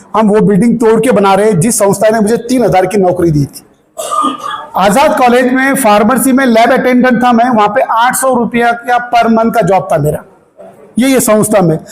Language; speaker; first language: Hindi; non-native, local second language; Marathi